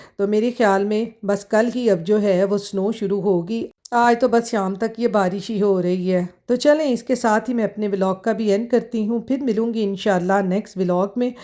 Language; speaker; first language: Urdu; non-native, local second language; Punjabi